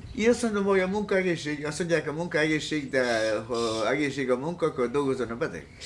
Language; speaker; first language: Hungarian; early bilingual, heritage; Hungarian